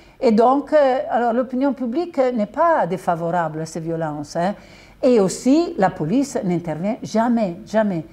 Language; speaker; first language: French; non-native, fluent; Italian